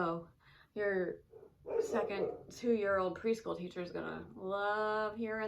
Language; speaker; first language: English; native; English